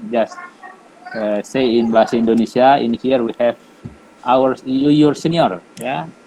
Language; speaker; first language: English; non-native, learner; Indonesian